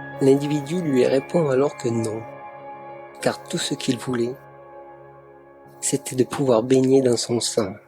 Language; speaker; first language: French; native; French